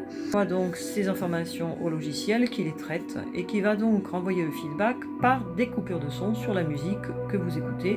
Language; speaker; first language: French; native; French